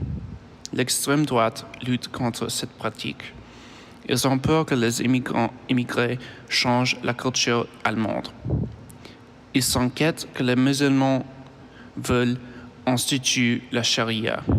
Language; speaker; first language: French; non-native, learner; English